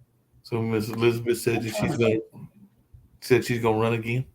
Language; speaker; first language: English; native; English